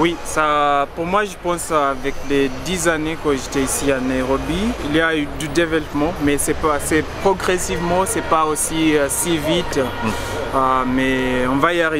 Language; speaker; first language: French; non-native, fluent; Luo (Kenya and Tanzania)